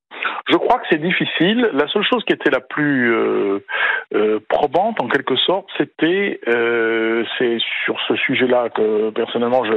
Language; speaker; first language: French; native; French